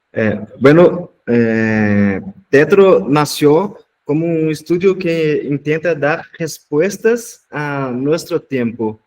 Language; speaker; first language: Spanish; non-native, fluent; Portuguese